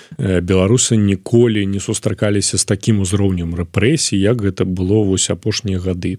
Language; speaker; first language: Belarusian; non-native, local second language; Russian